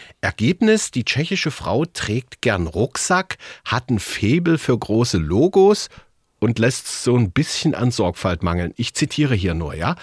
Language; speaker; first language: German; native; German